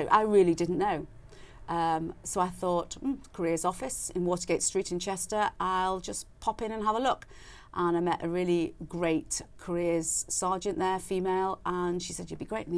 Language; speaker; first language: English; native; English